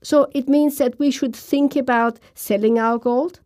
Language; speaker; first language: English; non-native, fluent; German